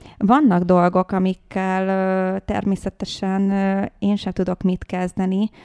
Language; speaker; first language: Hungarian; native; Hungarian